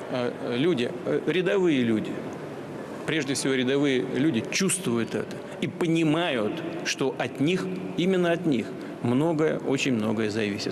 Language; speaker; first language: Russian; native; Russian